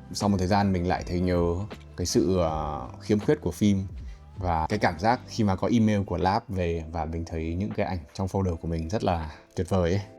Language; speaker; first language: Vietnamese; native; Vietnamese